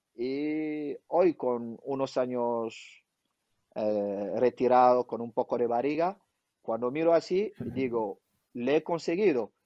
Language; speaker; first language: Spanish; non-native, fluent; French